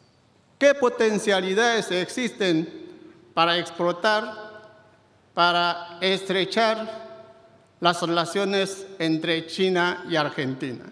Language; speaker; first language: Spanish; non-native, fluent; Chinese